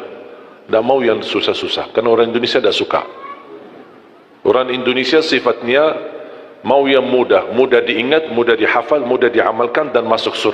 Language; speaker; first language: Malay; non-native, fluent; Arabic